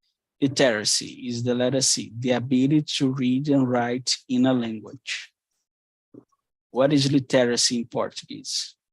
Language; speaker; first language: English; non-native, fluent; Portuguese